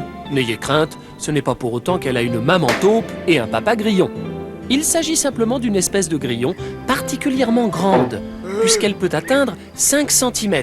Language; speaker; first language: French; native; French